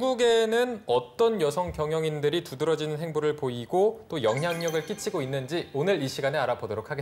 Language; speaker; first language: Korean; native; Korean